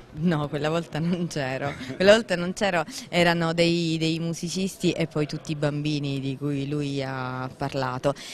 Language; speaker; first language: Italian; non-native, local second language; Sicilian